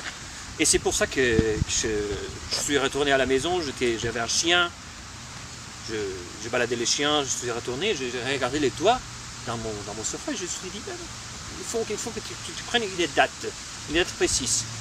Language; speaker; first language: French; non-native, fluent; Spanish